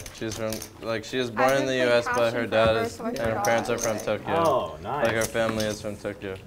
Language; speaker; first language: English; native; English